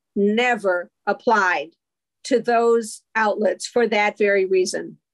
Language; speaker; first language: English; native; English